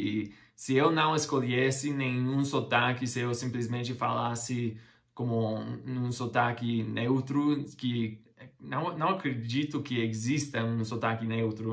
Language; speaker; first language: Portuguese; non-native, fluent; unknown